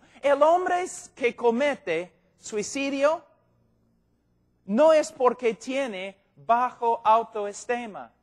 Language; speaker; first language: Spanish; non-native, fluent; English